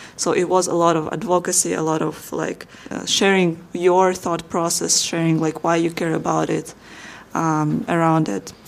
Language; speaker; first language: English; non-native, fluent; Russian